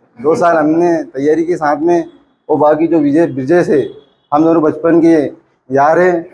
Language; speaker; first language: Hindi; native; Hindi